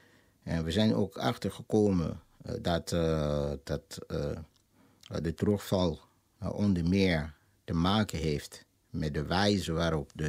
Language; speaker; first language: Dutch; non-native, fluent; Lingala